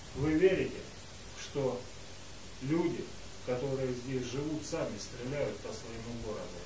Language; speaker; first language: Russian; native; Russian